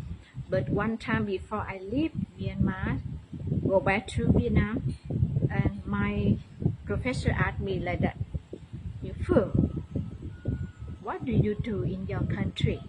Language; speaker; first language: English; non-native, learner; Vietnamese